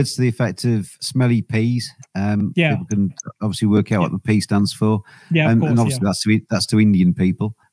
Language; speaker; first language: English; native; English